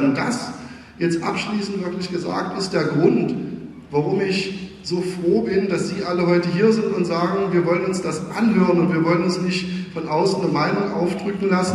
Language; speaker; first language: German; native; German